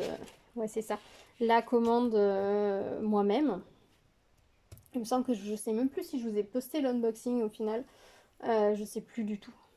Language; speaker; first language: French; native; French